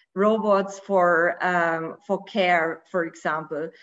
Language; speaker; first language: English; non-native, fluent; Portuguese